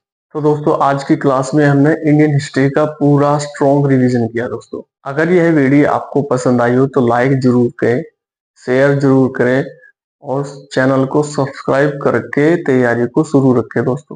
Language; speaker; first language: Hindi; native; Hindi